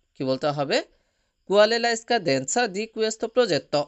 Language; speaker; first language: Italian; non-native, fluent; Bangla